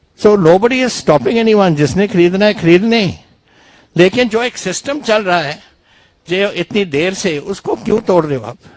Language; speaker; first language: Hindi; non-native, local second language; Punjabi